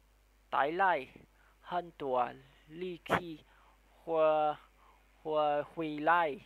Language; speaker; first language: Chinese; non-native, learner; Vietnamese